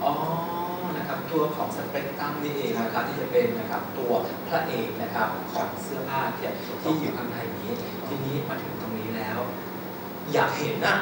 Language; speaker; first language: Thai; native; Thai